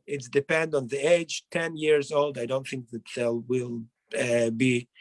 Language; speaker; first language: English; non-native, fluent; Hebrew